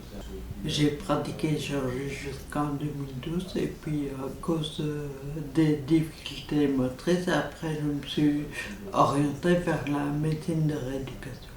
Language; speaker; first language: French; native; French